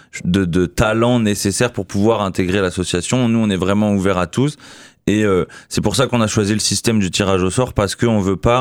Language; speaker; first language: French; native; French